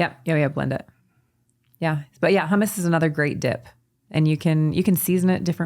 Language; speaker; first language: English; native; English